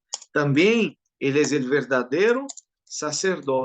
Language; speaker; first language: Portuguese; non-native, learner; Spanish